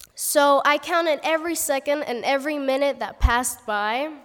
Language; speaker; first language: English; non-native, fluent; Spanish